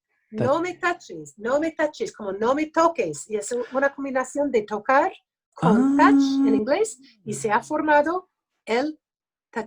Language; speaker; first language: Spanish; early bilingual, other home language; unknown